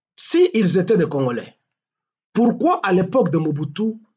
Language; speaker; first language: French; non-native, local second language; Swahili